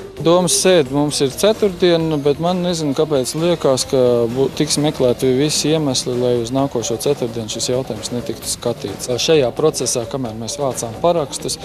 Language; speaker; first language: Latvian; native; Latvian